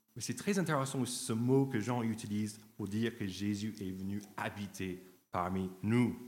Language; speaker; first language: French; non-native, fluent; English